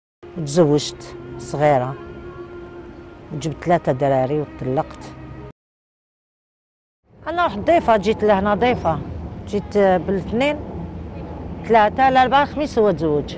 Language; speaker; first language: Arabic; native; Arabic